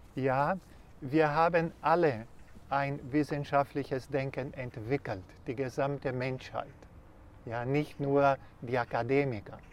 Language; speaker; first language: German; non-native, fluent; Portuguese